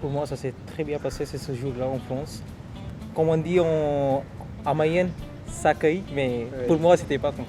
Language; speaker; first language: French; non-native, fluent; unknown